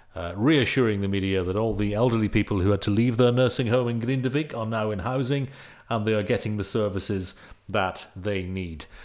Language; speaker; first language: English; native; English